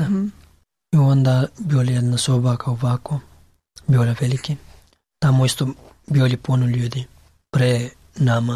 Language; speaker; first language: Serbian; non-native, learner; Pashto